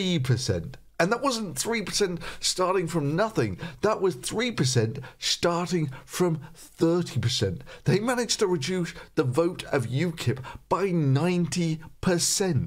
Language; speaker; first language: English; native; English